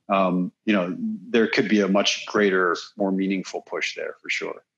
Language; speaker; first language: English; native; English